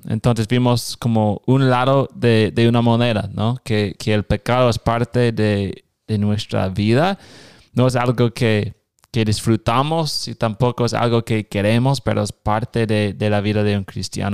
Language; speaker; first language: Spanish; non-native, fluent; English